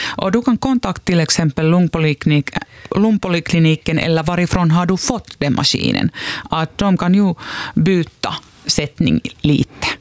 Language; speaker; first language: Swedish; non-native, local second language; Finnish